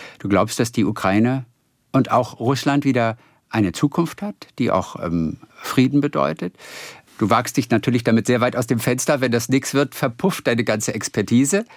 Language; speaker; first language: German; native; German